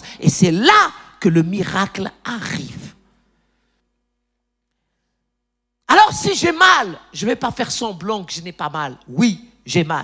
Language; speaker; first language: French; native; French